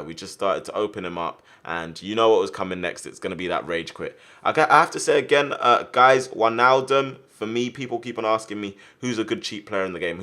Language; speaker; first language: English; native; English